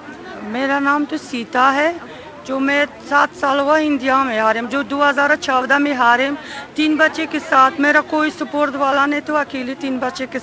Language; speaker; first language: Hindi; non-native, fluent; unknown